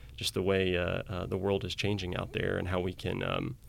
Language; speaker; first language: English; native; English